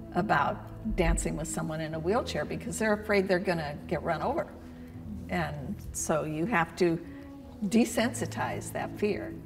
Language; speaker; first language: English; native; English